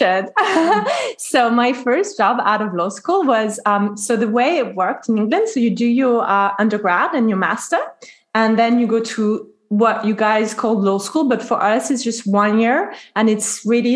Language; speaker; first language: English; non-native, fluent; French